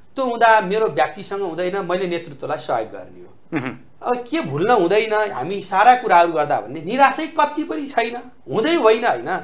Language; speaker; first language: Nepali; native; Nepali